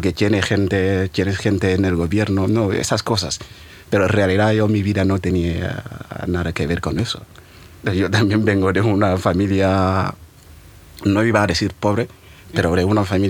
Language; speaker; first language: Spanish; non-native, fluent; Mandingo